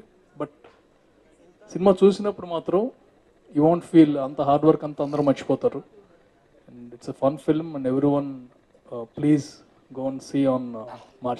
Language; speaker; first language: Telugu; native; Telugu